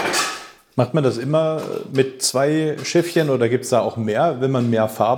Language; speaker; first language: German; native; German